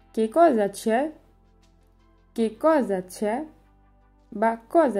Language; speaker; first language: Italian; non-native, learner; Bangla